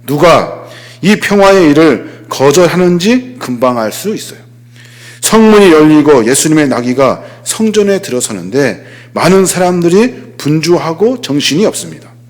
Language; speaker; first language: Korean; native; Korean